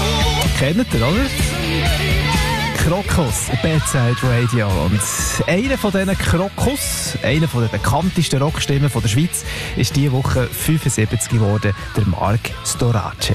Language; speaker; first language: German; native; German